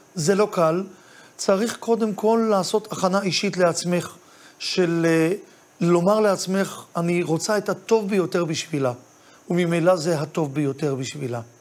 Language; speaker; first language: Hebrew; native; Hebrew